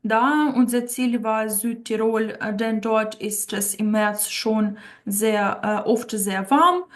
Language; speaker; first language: German; non-native, fluent; Ukrainian